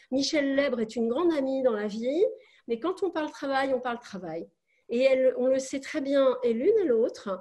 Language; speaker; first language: French; native; French